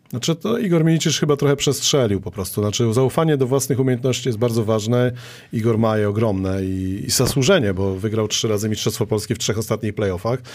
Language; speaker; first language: Polish; native; Polish